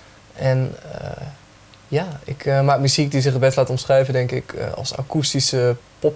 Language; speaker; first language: Dutch; native; Dutch